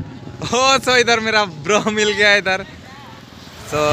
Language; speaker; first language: Hindi; non-native, local second language; Bangla